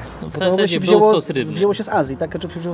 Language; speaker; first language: Polish; native; Polish